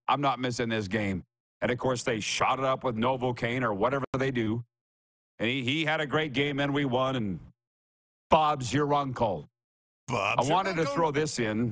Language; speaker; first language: English; native; English